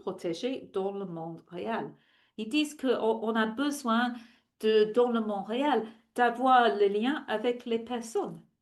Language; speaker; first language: French; non-native, fluent; English